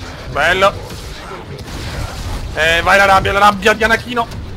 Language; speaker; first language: Italian; native; Italian